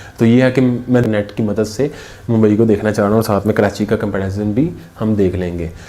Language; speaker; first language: Urdu; native; Urdu